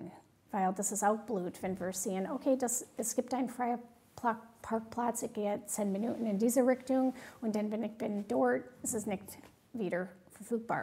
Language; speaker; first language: German; non-native, fluent; English